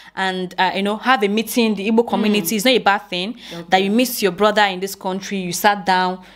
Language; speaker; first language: English; non-native, local second language; Igbo